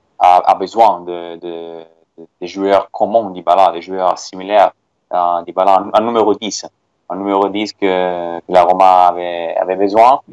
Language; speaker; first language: French; non-native, fluent; Italian